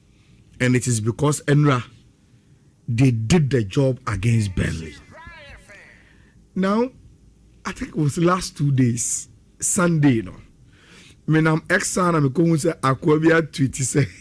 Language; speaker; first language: English; non-native, local second language; Akan